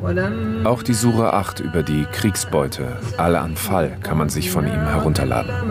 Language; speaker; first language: German; native; German